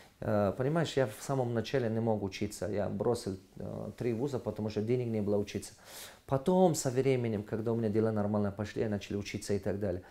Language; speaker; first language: Russian; non-native, local second language; Tajik